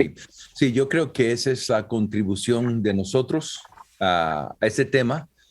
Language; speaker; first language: Spanish; early bilingual, heritage; Spanish